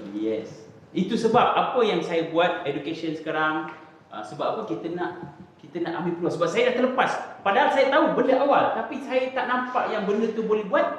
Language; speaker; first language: Malay; native; Malay